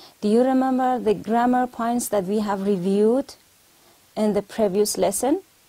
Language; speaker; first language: English; non-native, fluent; Persian